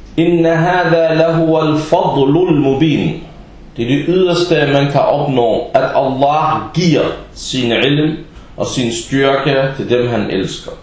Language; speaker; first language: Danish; early bilingual, other home language; Arabic